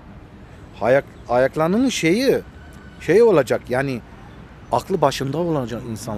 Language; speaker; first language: Turkish; early bilingual, heritage; Armenian